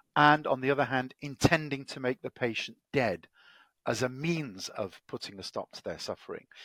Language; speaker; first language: English; native; English